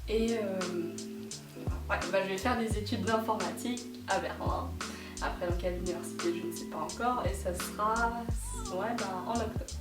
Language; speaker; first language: French; native; French